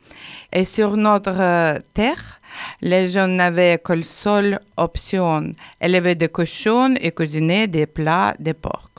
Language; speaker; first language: French; non-native, learner; Ukrainian